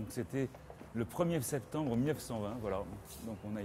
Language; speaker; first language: French; native; French